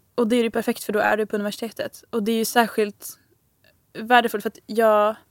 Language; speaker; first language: Swedish; native; Swedish